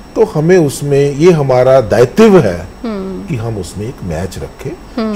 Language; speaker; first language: Hindi; native; Hindi